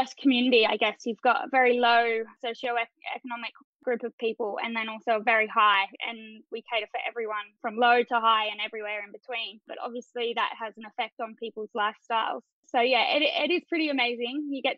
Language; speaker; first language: English; native; English